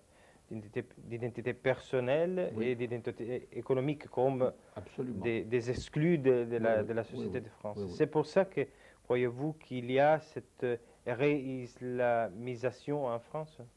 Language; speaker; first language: French; non-native, fluent; Italian